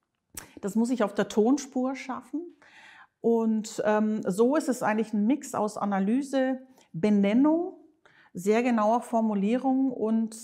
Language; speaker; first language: German; native; German